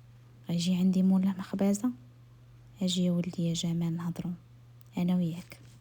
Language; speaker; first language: Arabic; native; Arabic